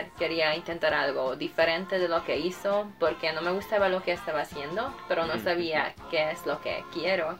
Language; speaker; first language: Spanish; non-native, fluent; Hungarian